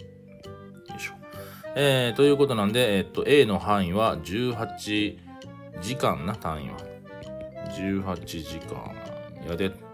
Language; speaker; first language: Japanese; native; Japanese